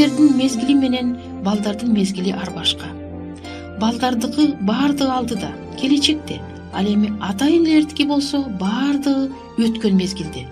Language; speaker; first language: Kyrgyz; native; Kyrgyz